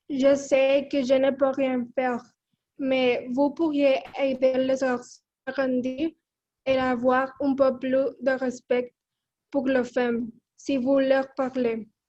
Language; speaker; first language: French; non-native, learner; Spanish